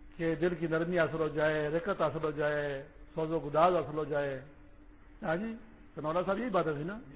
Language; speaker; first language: Urdu; non-native, local second language; Pashto